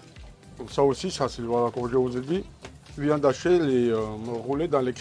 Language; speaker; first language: French; non-native, learner; Georgian